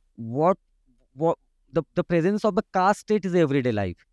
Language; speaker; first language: English; non-native, local second language; Marathi